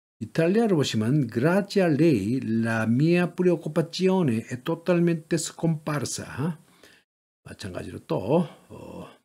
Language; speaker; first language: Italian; non-native, learner; Korean